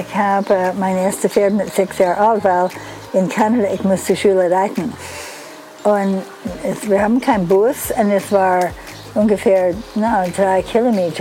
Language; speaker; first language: German; non-native, fluent; English